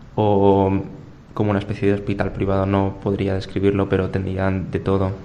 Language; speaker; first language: Spanish; native; Spanish